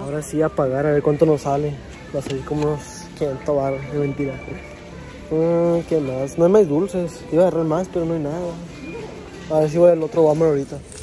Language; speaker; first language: Spanish; early bilingual, heritage; Spanish